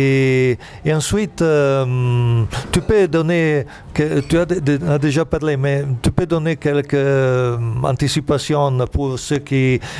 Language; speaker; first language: French; non-native, fluent; Italian